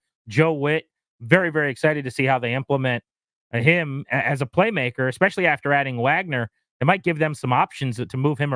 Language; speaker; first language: English; native; English